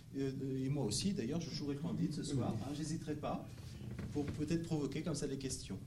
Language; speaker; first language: French; native; French